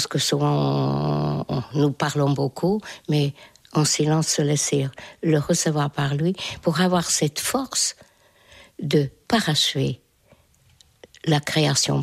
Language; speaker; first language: French; non-native, fluent; Hungarian